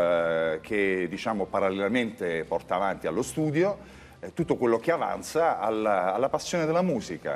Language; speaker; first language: Italian; native; Italian